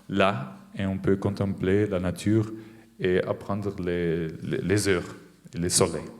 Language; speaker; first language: French; non-native, fluent; Portuguese